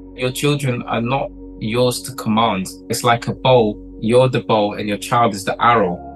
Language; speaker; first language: English; early bilingual, other home language; Portuguese